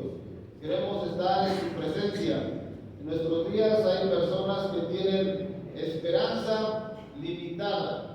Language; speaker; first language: Spanish; native; Spanish